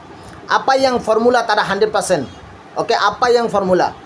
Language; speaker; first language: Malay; non-native, learner; Bangla